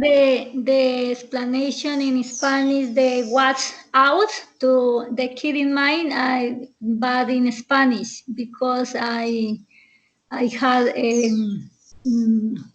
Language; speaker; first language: English; non-native, learner; Spanish